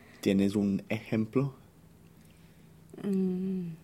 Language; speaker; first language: Spanish; non-native, fluent; English